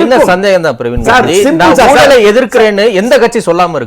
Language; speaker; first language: Tamil; native; Tamil